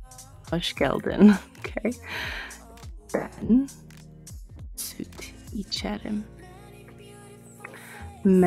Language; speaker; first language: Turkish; non-native, learner; English